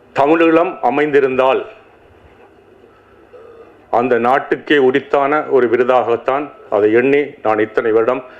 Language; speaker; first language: Tamil; native; Tamil